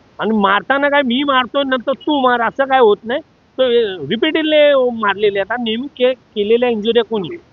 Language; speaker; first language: Marathi; native; Marathi